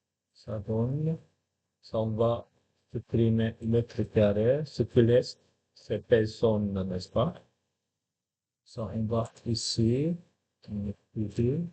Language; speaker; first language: French; non-native, fluent; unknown